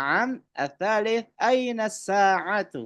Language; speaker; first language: Arabic; non-native, fluent; Indonesian